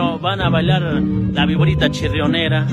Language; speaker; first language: Spanish; native; Spanish